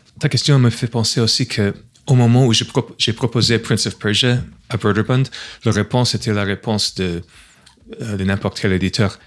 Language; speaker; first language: French; non-native, fluent; English